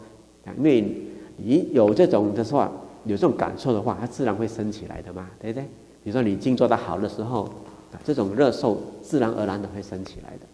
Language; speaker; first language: Chinese; native; Chinese